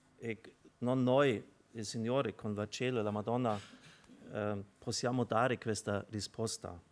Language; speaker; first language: Italian; non-native, fluent; German